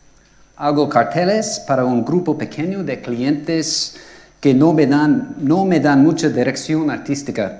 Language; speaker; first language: Spanish; non-native, fluent; English